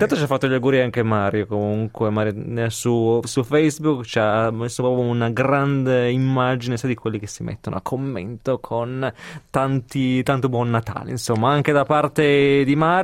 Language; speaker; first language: Italian; native; Italian